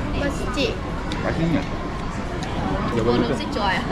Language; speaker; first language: Korean; non-native, learner; Vietnamese